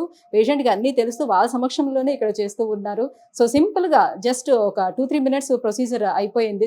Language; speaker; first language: Telugu; native; Telugu